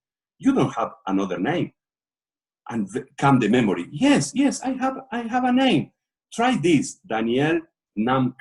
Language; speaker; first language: English; non-native, learner; Portuguese